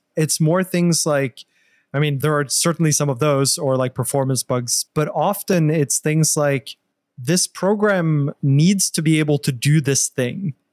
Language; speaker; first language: English; non-native, fluent; Norwegian